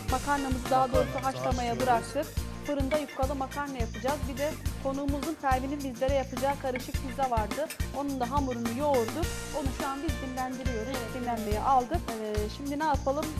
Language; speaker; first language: Turkish; non-native, fluent; Arabic